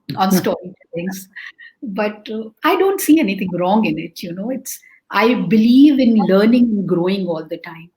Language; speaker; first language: English; non-native, local second language; Hindi